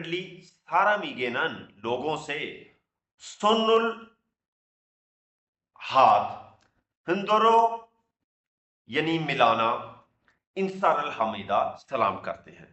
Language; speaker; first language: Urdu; non-native, local second language; Punjabi